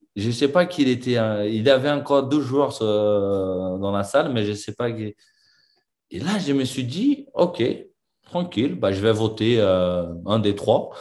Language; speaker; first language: French; non-native, fluent; Portuguese